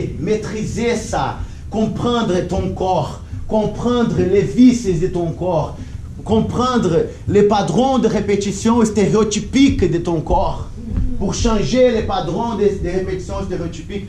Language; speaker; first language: French; non-native, learner; Portuguese